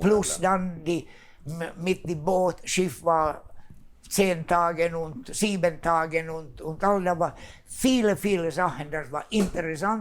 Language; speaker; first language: German; non-native, fluent; Finnish